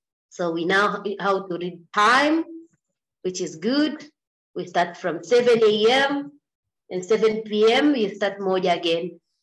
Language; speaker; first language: English; non-native, local second language; Swahili